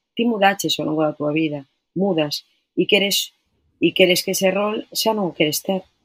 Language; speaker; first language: Galician; non-native, local second language; Spanish